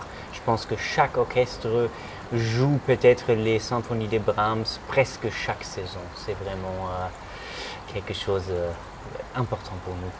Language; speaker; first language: French; non-native, fluent; German